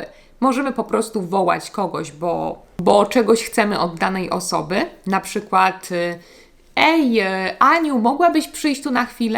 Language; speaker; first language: Polish; native; Polish